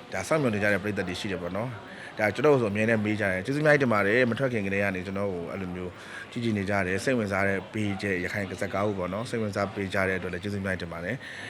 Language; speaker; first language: Burmese; non-native, local second language; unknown